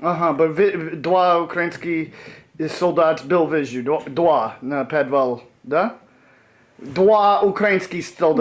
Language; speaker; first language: Russian; non-native, learner; English